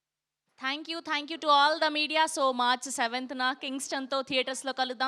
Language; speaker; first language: Telugu; native; Telugu